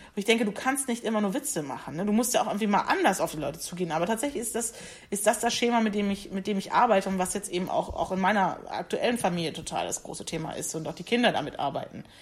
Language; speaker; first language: German; native; German